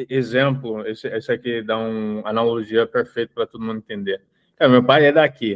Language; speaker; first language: Portuguese; early bilingual, heritage; English